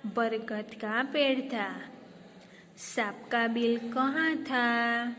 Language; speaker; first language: Hindi; non-native, local second language; Gujarati